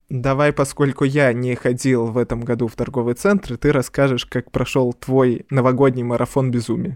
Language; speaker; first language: Russian; native; Russian